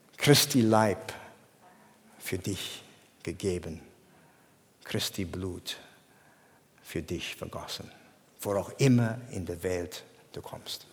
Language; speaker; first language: German; non-native, fluent; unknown